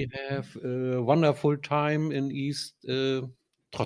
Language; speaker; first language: English; non-native, learner; German